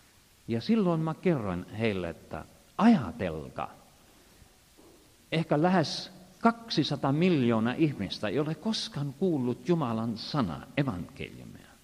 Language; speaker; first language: Finnish; non-native, fluent; Estonian